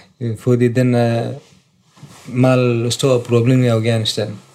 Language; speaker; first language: Danish; non-native, learner; Persian